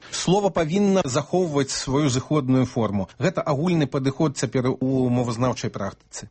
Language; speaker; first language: Belarusian; native; Belarusian